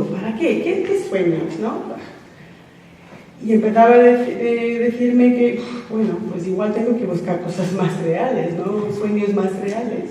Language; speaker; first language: Spanish; non-native, fluent; English